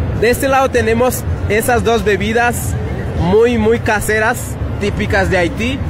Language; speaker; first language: Spanish; non-native, fluent; Haitian Creole